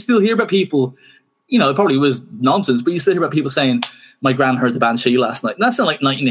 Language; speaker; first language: English; native; English